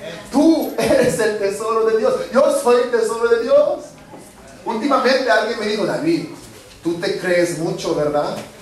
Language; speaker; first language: Spanish; early bilingual, heritage; Spanish